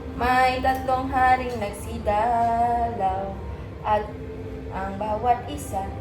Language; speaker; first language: Filipino; non-native, local second language; Cebuano